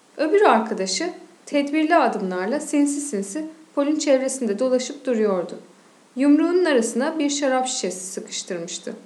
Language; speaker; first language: Turkish; native; Turkish